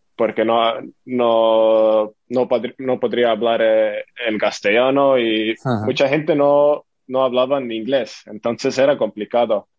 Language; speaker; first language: Spanish; non-native, fluent; Estonian